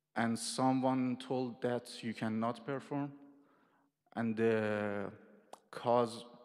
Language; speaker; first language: English; non-native, fluent; Persian